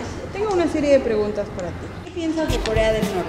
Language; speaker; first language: Spanish; native; Spanish